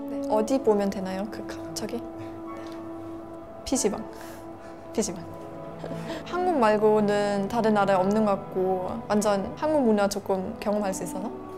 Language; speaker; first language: Korean; non-native, fluent; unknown